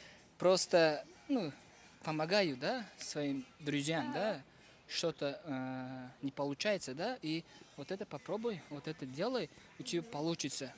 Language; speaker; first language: Russian; non-native, fluent; Uzbek